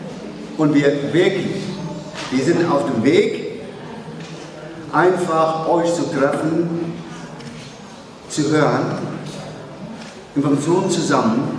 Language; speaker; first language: German; non-native, learner; Somali